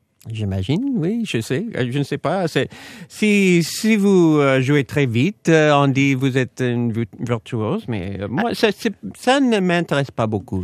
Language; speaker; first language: French; non-native, fluent; English